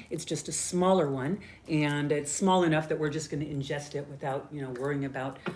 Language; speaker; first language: English; native; English